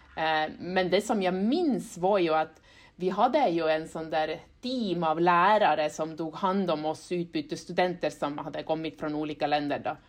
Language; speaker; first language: Swedish; non-native, fluent; Estonian